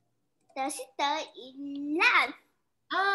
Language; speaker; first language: English; non-native, learner; Vietnamese